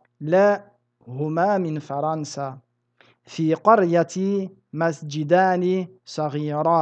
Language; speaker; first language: Arabic; non-native, fluent; French